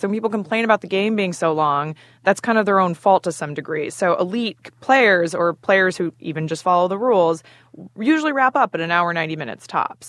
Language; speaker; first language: English; native; English